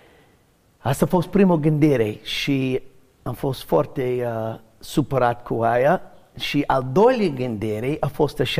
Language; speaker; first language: Romanian; non-native, learner; English